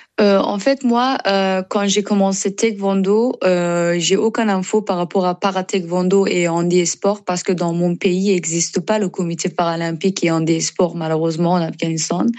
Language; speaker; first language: French; non-native, learner; Persian